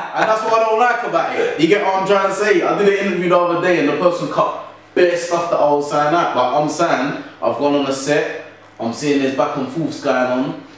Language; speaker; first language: English; native; English